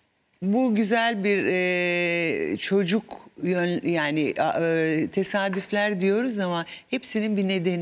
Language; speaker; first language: Turkish; native; Turkish